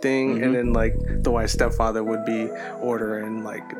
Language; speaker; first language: English; native; English